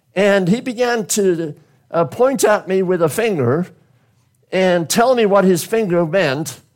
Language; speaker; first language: English; native; English